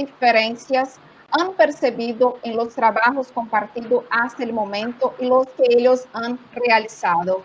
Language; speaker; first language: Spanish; non-native, learner; Portuguese